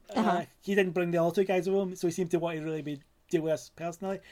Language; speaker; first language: English; native; English